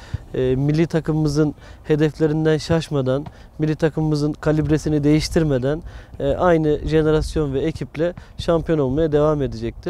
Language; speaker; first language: Turkish; native; Turkish